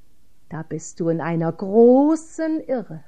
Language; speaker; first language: German; native; German